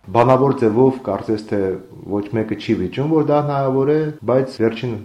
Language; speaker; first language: Armenian; native; Armenian